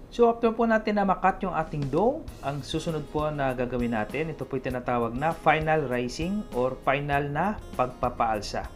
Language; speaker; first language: Filipino; non-native, local second language; Cebuano